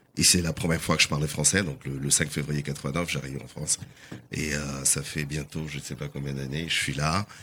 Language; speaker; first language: French; non-native, fluent; Portuguese